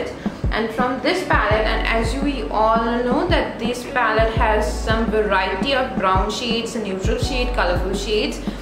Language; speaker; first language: English; non-native, local second language; Bangla